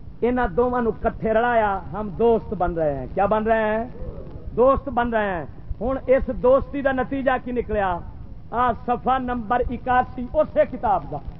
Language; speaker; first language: Urdu; native; Urdu